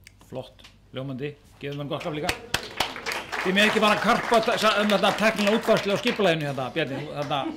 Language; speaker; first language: Icelandic; native; Icelandic